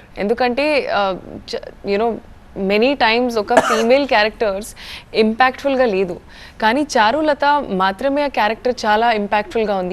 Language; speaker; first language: Telugu; non-native, fluent; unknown